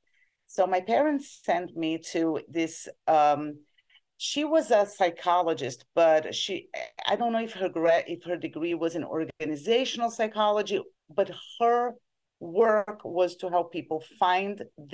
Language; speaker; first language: English; non-native, fluent; Portuguese